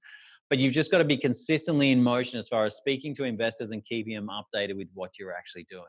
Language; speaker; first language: English; native; English